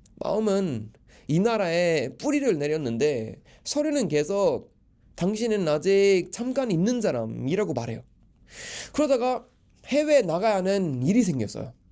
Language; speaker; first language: Korean; non-native, fluent; Swedish